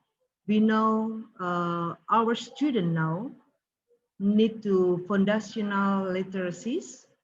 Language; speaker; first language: English; non-native, learner; Indonesian